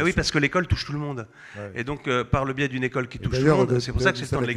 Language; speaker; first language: French; native; French